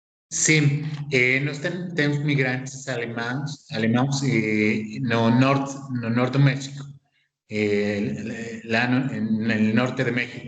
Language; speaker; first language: Portuguese; non-native, fluent; Spanish